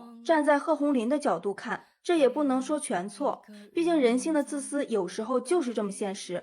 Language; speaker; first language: Chinese; native; Chinese